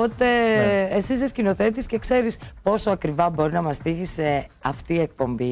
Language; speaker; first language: Greek; native; Greek